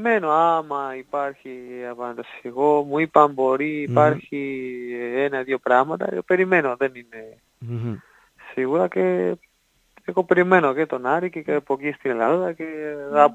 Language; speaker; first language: Greek; non-native, fluent; Spanish